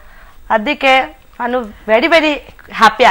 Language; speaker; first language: Kannada; non-native, local second language; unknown